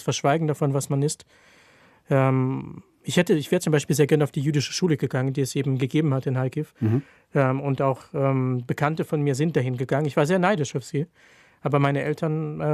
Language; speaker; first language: German; non-native, fluent; Ukrainian